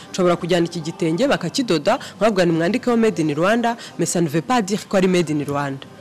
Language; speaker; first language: Kinyarwanda; native; Kinyarwanda